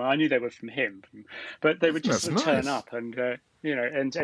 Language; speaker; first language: English; native; English